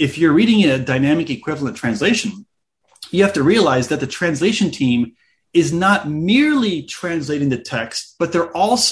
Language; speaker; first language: English; native; English